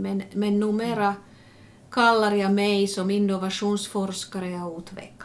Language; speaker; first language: Swedish; non-native, local second language; Finnish